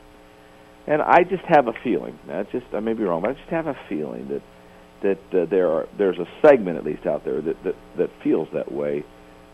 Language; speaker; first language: English; native; English